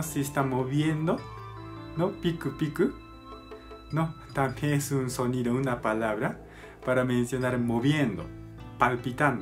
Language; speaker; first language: Spanish; non-native, learner; Japanese